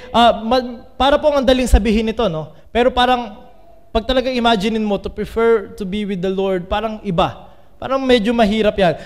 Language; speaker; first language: Filipino; native; Filipino